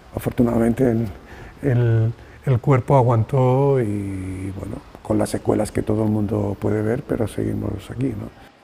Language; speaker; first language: Spanish; native; Spanish